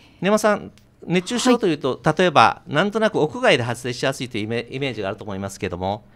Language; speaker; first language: Japanese; native; Japanese